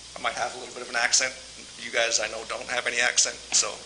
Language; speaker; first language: English; native; English